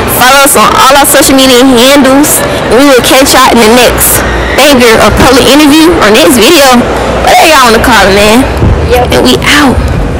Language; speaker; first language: English; native; English